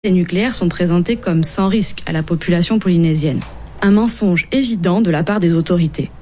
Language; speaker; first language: French; native; French